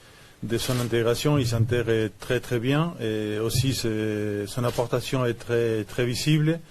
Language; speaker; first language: French; non-native, fluent; Spanish